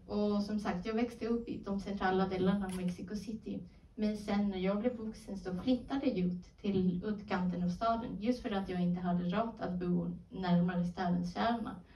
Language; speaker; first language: Swedish; non-native, fluent; Spanish